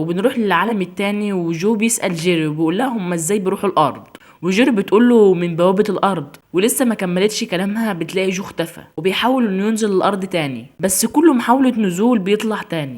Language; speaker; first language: Arabic; native; Arabic